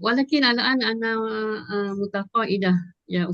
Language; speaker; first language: Arabic; non-native, learner; Malay